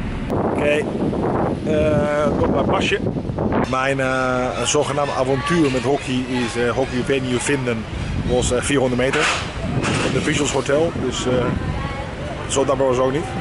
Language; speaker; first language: Dutch; non-native, fluent; Spanish